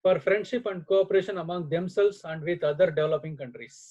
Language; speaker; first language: English; non-native, local second language; Kannada